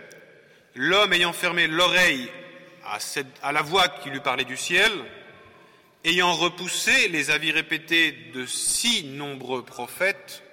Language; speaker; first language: French; native; French